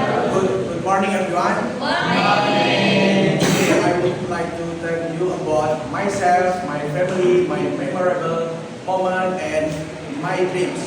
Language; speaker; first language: English; non-native, learner; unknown